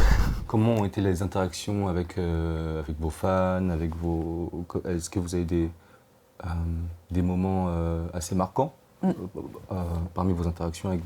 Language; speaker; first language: French; native; French